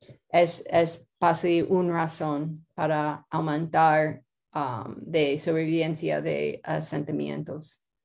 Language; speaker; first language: Spanish; non-native, learner; English